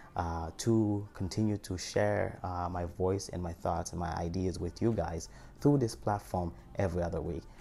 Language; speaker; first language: English; early bilingual, other home language; Haitian Creole